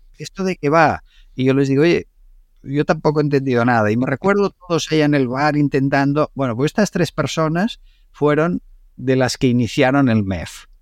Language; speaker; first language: Spanish; non-native, local second language; Catalan